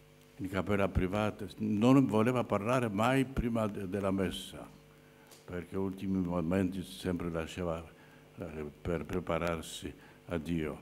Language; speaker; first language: Italian; non-native, fluent; Polish